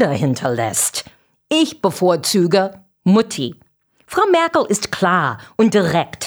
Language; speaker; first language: German; non-native, fluent; English